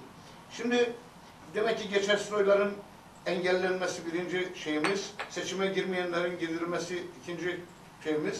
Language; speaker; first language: Turkish; native; Turkish